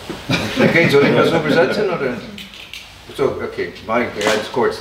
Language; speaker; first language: German; non-native, fluent; English